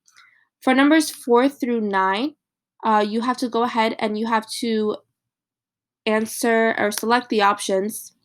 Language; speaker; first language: English; native; English